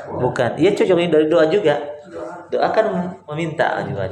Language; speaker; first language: Indonesian; native; Indonesian